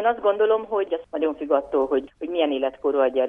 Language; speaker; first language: Hungarian; native; Hungarian